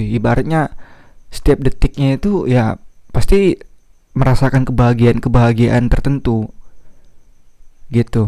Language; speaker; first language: Indonesian; native; Indonesian